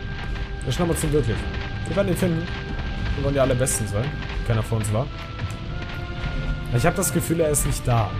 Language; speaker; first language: German; native; German